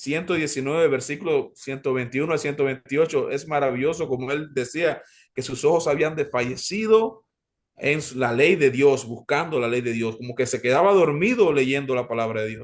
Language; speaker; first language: Spanish; native; Spanish